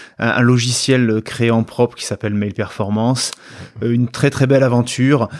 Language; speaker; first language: French; native; French